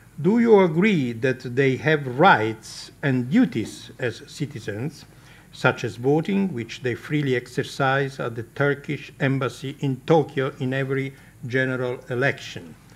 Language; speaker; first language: English; non-native, fluent; Italian